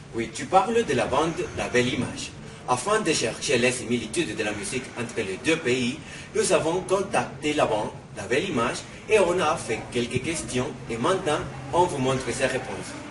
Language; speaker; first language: French; non-native, learner; Spanish